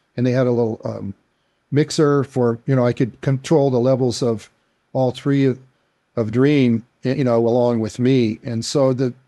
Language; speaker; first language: English; native; English